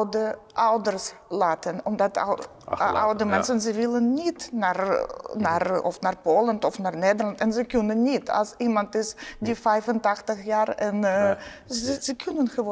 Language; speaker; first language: Dutch; non-native, learner; Ukrainian